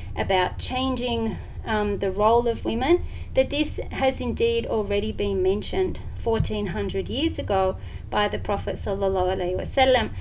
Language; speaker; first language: English; native; English